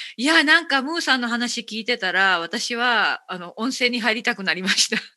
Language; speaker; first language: Japanese; native; Japanese